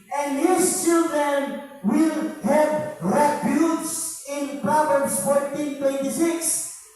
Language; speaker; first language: English; non-native, local second language; Filipino